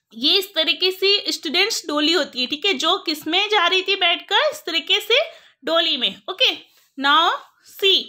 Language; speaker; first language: Hindi; non-native, local second language; Gujarati